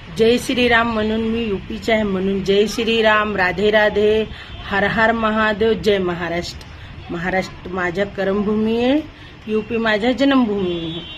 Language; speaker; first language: Marathi; non-native, local second language; Hindi